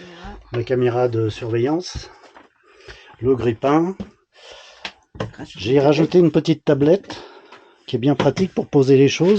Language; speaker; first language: French; native; French